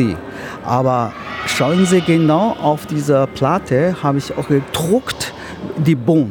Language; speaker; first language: German; non-native, learner; Chinese